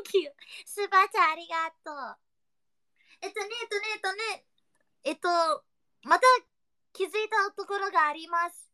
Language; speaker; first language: Japanese; non-native, learner; Indonesian